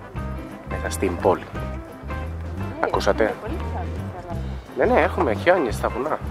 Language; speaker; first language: Greek; non-native, learner; Spanish